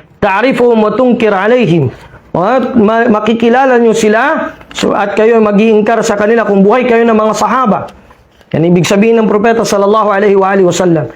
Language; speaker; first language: Filipino; non-native, local second language; Maranao